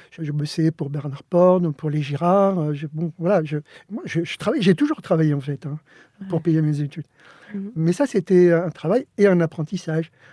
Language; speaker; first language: French; early bilingual, other home language; Spanish